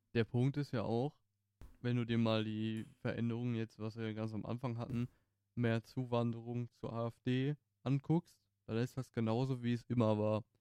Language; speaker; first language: German; native; German